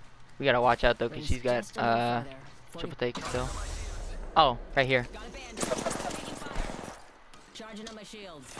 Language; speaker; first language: English; native; English